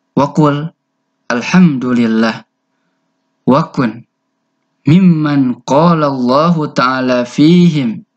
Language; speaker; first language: Arabic; non-native, fluent; Indonesian